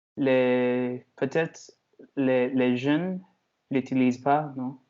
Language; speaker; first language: French; non-native, learner; Chinese